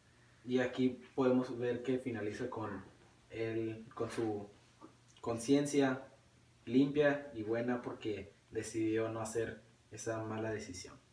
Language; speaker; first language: Spanish; early bilingual, heritage; Spanish